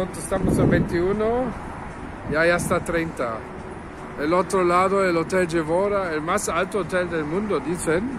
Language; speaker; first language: Spanish; non-native, fluent; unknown